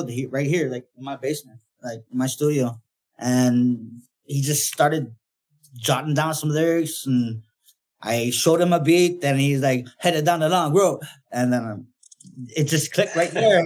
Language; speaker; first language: English; non-native, fluent; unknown